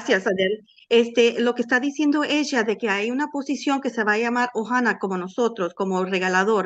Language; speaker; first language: Spanish; native; Spanish